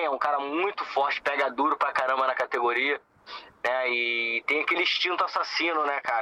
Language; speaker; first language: Portuguese; native; Portuguese